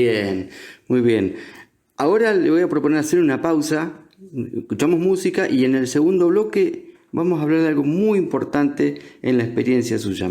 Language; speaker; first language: Spanish; native; Spanish